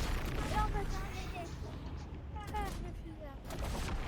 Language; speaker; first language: French; native; French